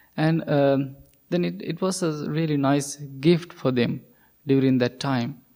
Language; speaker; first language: English; non-native, local second language; Sinhala